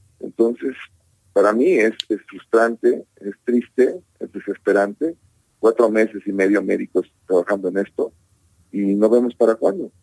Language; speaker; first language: Spanish; native; Spanish